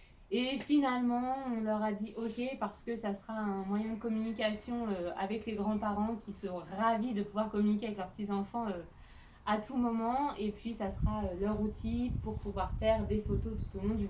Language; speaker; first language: French; native; French